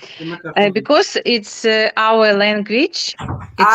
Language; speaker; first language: English; non-native, learner; Ukrainian